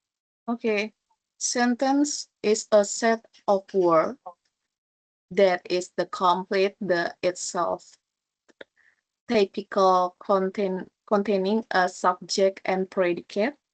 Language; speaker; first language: English; non-native, learner; Indonesian